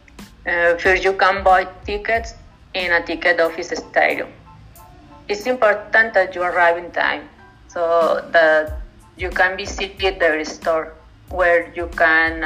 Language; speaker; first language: English; non-native, learner; Spanish